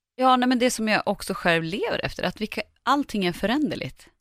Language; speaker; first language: Swedish; native; Swedish